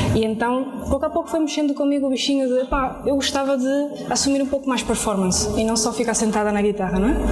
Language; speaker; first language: Portuguese; early bilingual, other home language; Spanish